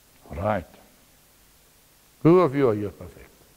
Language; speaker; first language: English; non-native, local second language; Afrikaans